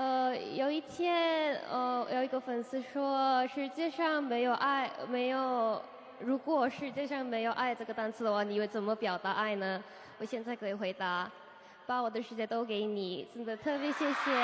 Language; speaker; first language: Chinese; non-native, fluent; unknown